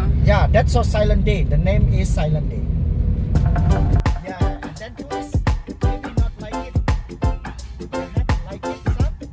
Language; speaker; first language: English; non-native, learner; Indonesian